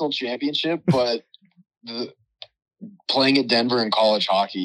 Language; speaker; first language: English; native; English